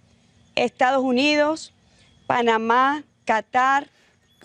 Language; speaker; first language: Spanish; native; Spanish